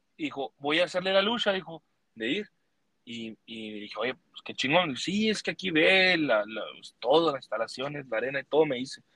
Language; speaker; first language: Spanish; early bilingual, heritage; Spanish